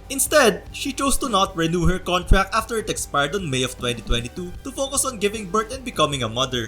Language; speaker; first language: English; native; English